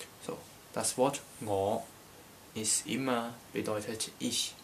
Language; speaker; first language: German; non-native, learner; Cantonese